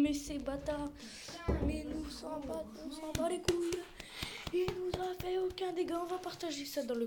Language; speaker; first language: French; native; French